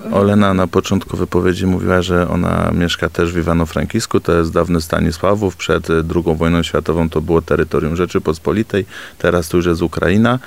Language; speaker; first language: Polish; native; Polish